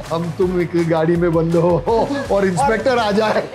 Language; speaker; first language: Hindi; non-native, local second language; Marathi